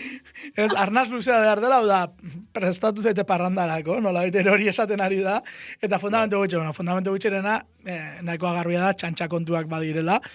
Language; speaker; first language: Basque; native; Basque